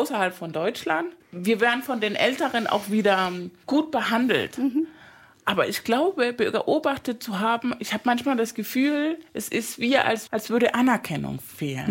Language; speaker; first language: German; non-native, fluent; Spanish